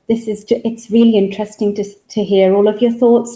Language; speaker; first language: English; native; English